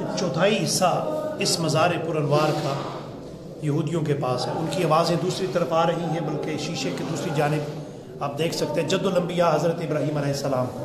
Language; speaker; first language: Urdu; native; Urdu